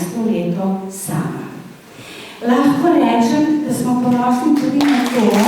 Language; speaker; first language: Slovenian; native; Slovenian